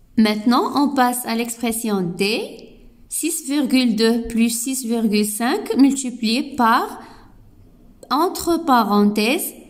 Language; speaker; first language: French; non-native, local second language; Arabic